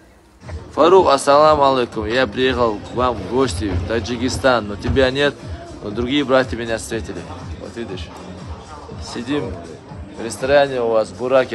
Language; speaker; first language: Russian; non-native, local second language; Chechen